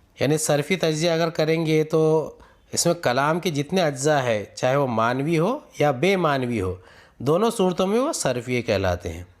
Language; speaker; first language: Urdu; native; Urdu